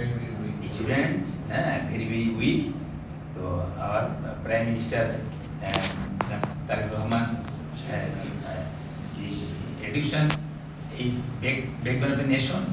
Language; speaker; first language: English; non-native, learner; Bangla